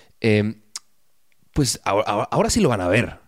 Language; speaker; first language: Spanish; native; Spanish